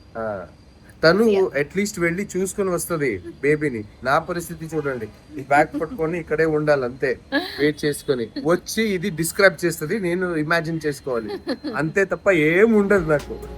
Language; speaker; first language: Telugu; non-native, learner; Kannada